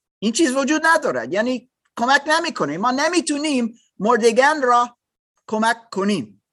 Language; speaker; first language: Persian; non-native, learner; German